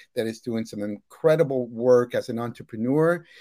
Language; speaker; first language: English; early bilingual, other home language; Spanish